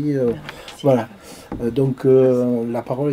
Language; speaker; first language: French; native; French